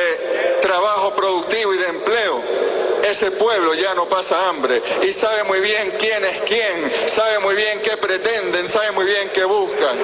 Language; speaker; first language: Spanish; native; Spanish